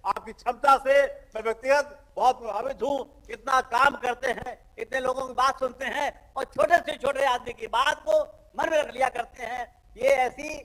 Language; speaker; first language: Hindi; native; Hindi